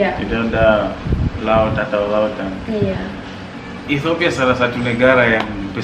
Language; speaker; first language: Indonesian; non-native, fluent; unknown